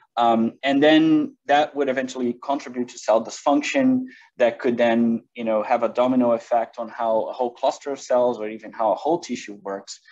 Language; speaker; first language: English; non-native, fluent; Portuguese